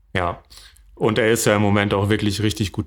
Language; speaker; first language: German; native; German